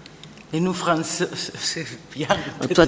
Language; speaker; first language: French; non-native, learner; Catalan